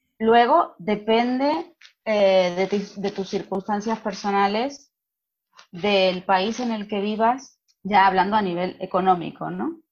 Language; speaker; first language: Spanish; native; Spanish